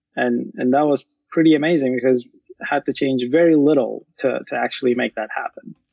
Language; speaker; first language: English; non-native, fluent; Turkish